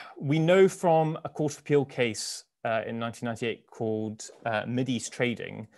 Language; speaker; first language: English; native; English